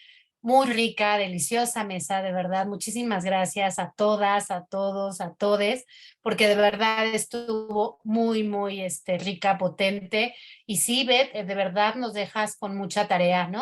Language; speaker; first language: Spanish; native; Spanish